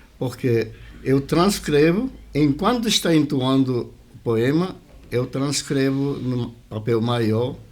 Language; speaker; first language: Portuguese; early bilingual, other home language; Japanese